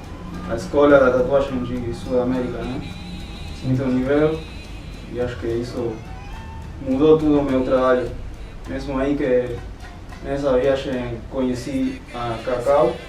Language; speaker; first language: Portuguese; non-native, fluent; Spanish